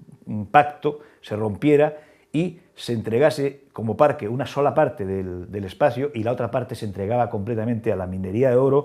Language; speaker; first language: Spanish; native; Spanish